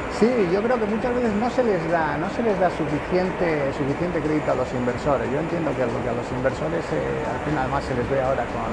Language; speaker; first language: Spanish; native; Spanish